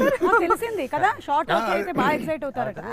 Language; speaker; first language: Telugu; native; Telugu